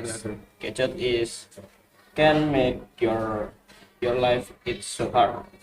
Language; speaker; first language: English; non-native, learner; Indonesian